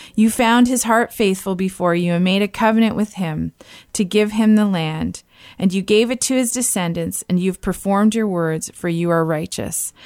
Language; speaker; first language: English; native; English